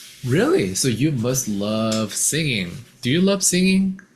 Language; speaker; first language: English; non-native, fluent; Korean